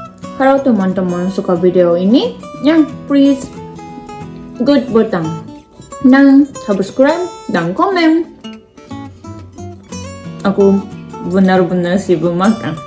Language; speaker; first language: Indonesian; non-native, fluent; Japanese